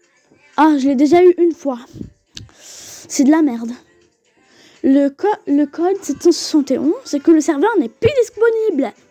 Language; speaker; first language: French; native; French